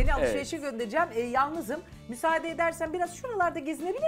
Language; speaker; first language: Turkish; native; Turkish